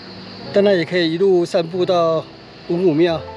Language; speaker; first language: Chinese; native; Chinese